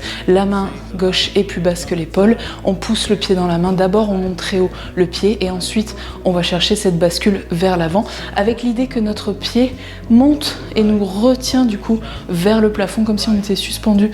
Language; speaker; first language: French; native; French